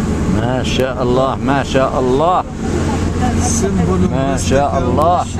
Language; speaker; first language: Arabic; native; Arabic